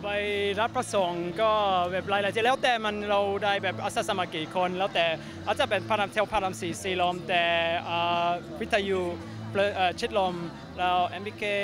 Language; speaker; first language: Thai; early bilingual, heritage; Thai